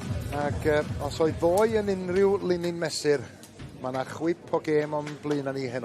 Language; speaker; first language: Welsh; native; Welsh